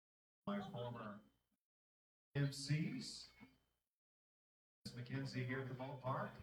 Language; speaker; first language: English; native; English